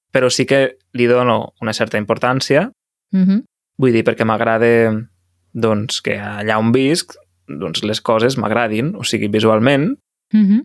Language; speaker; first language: Catalan; native; Catalan